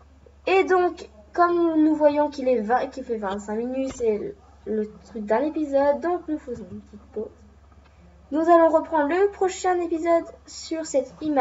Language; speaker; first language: French; native; French